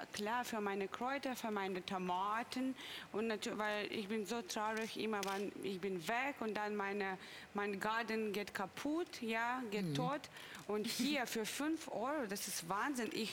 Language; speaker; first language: German; non-native, fluent; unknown